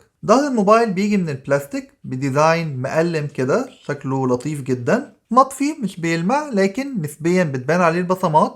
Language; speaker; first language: Arabic; native; Arabic